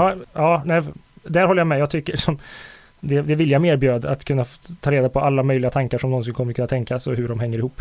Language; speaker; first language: Swedish; native; Swedish